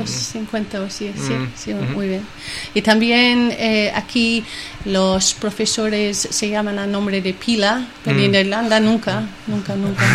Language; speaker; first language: Spanish; non-native, fluent; English